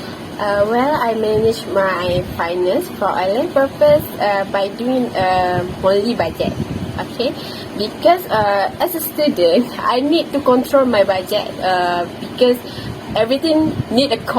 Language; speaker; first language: English; non-native, local second language; Malay